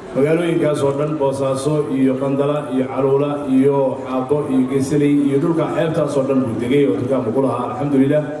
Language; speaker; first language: Somali; early bilingual, heritage; Somali